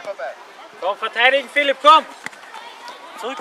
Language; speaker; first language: German; native; German